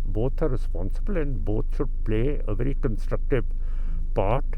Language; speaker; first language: English; non-native, local second language; Punjabi